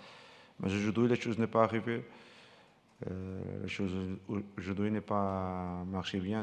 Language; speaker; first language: French; non-native, fluent; Portuguese